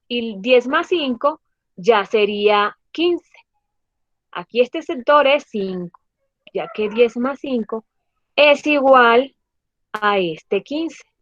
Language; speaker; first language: Spanish; native; Spanish